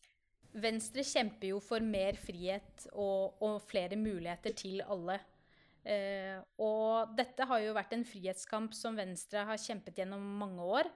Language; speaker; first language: Norwegian; native; Norwegian